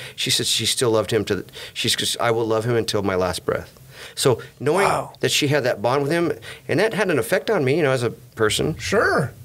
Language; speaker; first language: English; native; English